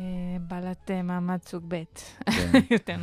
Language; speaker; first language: Hebrew; non-native, local second language; Arabic